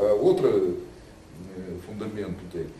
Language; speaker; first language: Portuguese; non-native, learner; Russian